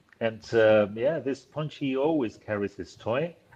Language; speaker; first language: English; non-native, fluent; Spanish